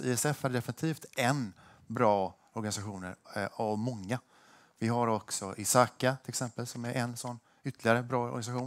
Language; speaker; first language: Swedish; native; Swedish